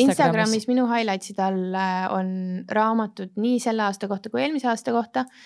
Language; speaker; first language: Estonian; native; Estonian